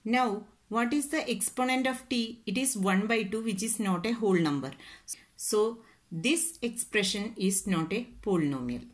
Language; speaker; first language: English; non-native, local second language; Malayalam